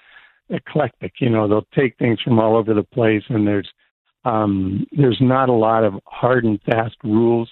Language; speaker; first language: English; native; English